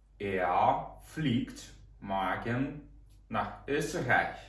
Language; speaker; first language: German; non-native, fluent; Ukrainian